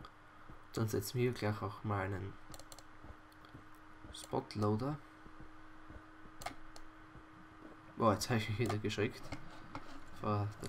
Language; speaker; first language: German; native; German